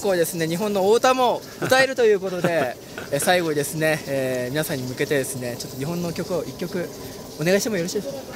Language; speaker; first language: Japanese; native; Japanese